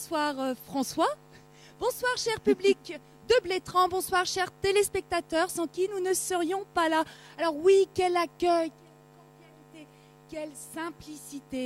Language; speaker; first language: French; native; French